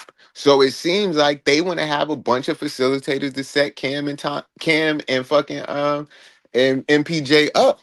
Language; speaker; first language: English; native; English